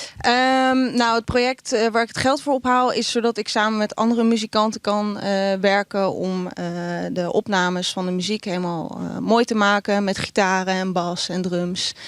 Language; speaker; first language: Dutch; non-native, local second language; Western Frisian